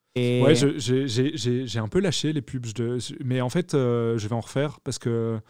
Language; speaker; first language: French; native; French